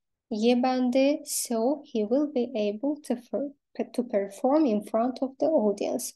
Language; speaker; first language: English; non-native, fluent; Azerbaijani